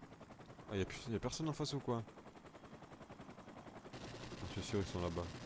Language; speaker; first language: French; native; French